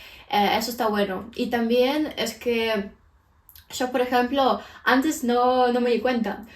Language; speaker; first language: Spanish; non-native, fluent; Ukrainian